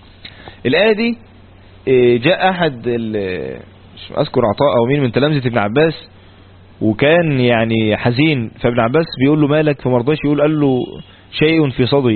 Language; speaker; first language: Arabic; native; Arabic